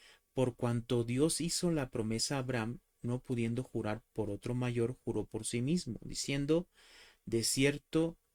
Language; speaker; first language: Spanish; native; Spanish